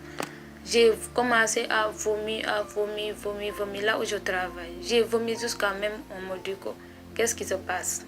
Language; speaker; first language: French; non-native, local second language; Wolof